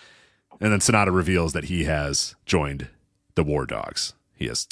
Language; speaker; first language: English; native; English